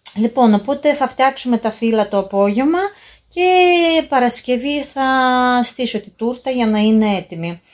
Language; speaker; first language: Greek; non-native, fluent; Russian